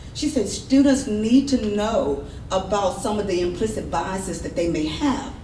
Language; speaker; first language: English; native; English